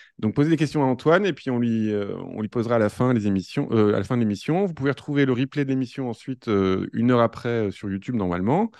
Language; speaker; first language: French; native; French